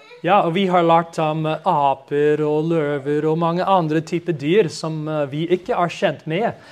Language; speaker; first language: Norwegian; non-native, fluent; English